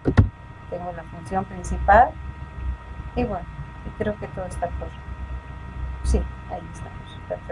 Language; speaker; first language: Spanish; native; Spanish